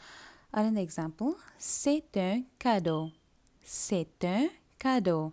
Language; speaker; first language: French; non-native, fluent; Tamil